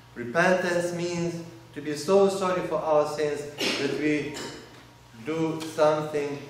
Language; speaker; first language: English; non-native, fluent; Russian